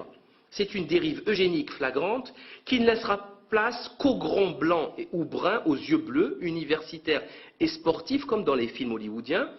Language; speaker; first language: French; native; French